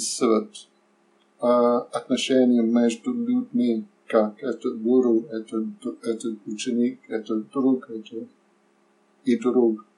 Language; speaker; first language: Russian; non-native, learner; English